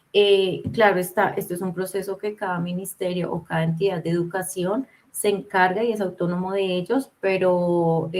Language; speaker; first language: Spanish; native; Spanish